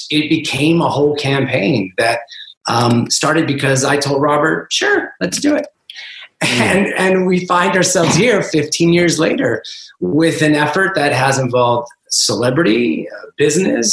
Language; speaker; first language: English; native; English